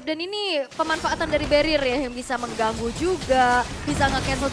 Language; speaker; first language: Indonesian; native; Indonesian